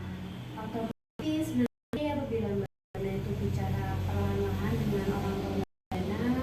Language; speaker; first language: Indonesian; native; Indonesian